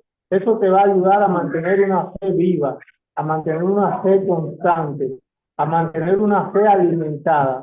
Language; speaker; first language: Spanish; native; Spanish